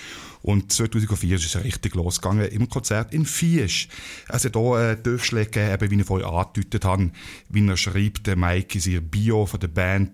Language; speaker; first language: German; native; German